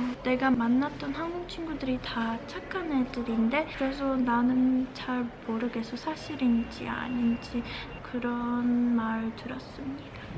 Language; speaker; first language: Korean; early bilingual, heritage; Czech